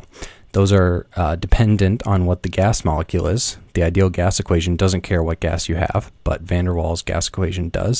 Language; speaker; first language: English; native; English